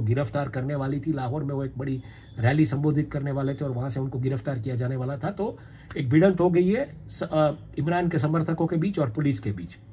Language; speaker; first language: Hindi; non-native, local second language; Gujarati